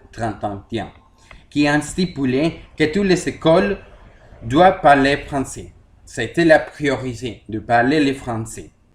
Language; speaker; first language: French; non-native, learner; Spanish